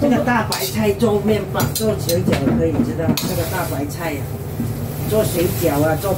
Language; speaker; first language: Chinese; non-native, local second language; Cantonese